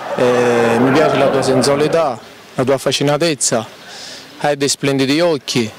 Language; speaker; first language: Italian; native; Italian